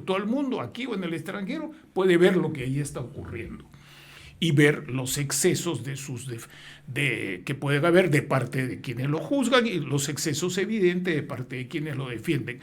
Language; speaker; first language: Spanish; native; Spanish